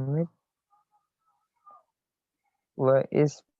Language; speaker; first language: Arabic; non-native, learner; Indonesian